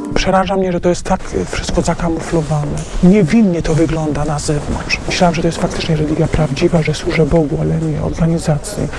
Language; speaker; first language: Polish; native; Polish